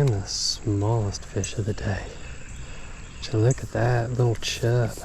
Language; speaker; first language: English; native; English